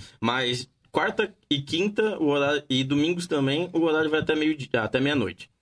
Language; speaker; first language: Portuguese; native; Portuguese